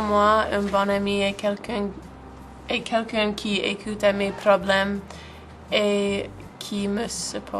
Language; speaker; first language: French; non-native, learner; English